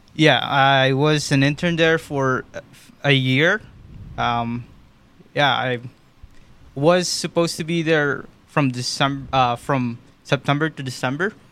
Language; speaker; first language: English; non-native, local second language; Filipino